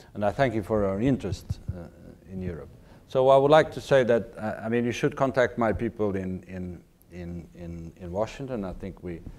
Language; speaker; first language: English; non-native, fluent; Portuguese